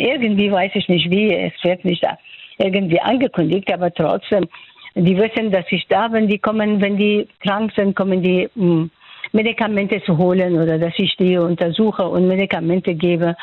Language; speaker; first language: German; non-native, fluent; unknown